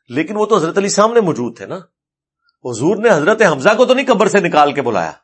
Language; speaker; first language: Urdu; non-native, local second language; Punjabi